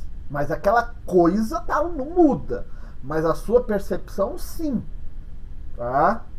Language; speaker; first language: Portuguese; native; Portuguese